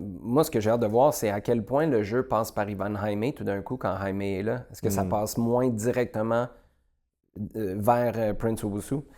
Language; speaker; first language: French; native; French